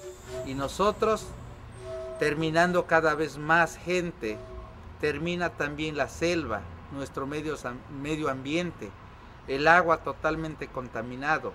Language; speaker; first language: Spanish; non-native, local second language; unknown